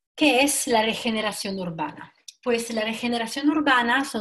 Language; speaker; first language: Spanish; non-native, fluent; Italian